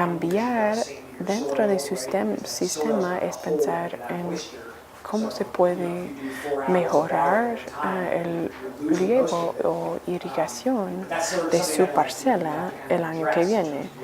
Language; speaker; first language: Spanish; non-native, fluent; English